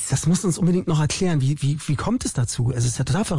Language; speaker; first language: German; native; German